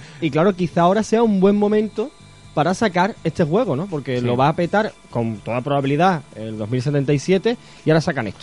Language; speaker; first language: Spanish; native; Spanish